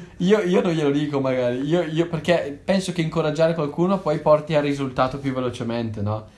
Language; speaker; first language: Italian; native; Italian